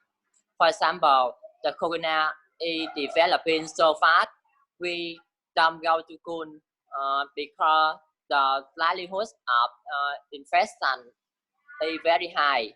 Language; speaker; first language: English; non-native, learner; Vietnamese